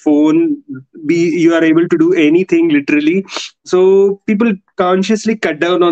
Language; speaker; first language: English; non-native, local second language; Telugu